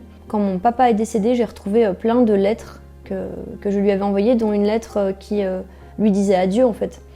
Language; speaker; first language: French; native; French